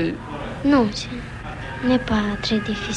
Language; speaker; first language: French; non-native, learner; Romanian